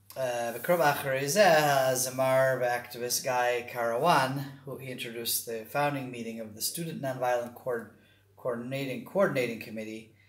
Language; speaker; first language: English; native; English